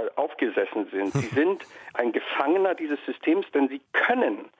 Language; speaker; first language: German; native; German